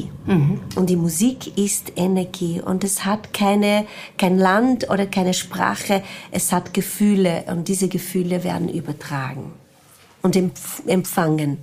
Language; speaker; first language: German; non-native, fluent; Portuguese